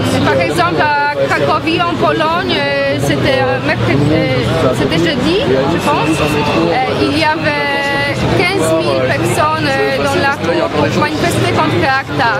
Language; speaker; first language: French; non-native, fluent; Polish